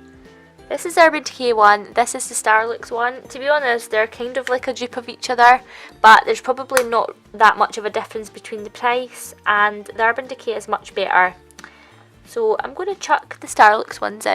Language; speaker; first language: English; native; English